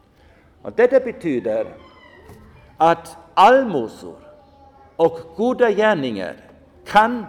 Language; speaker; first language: Swedish; non-native, fluent; German